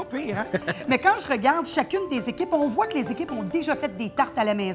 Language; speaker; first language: French; native; French